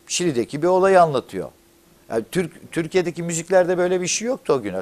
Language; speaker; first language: Turkish; native; Turkish